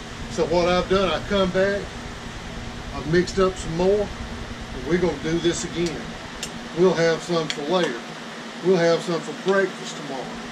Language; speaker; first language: English; native; English